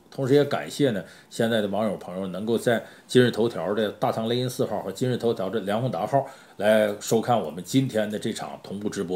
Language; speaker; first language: Chinese; native; Chinese